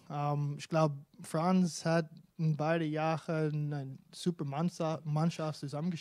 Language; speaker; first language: German; non-native, fluent; English